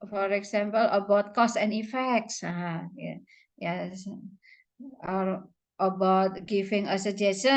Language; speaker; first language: English; non-native, fluent; Indonesian